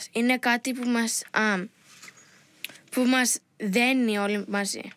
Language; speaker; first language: Greek; early bilingual, heritage; Greek